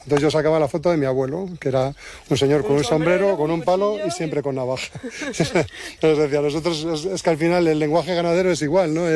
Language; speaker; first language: Spanish; native; Spanish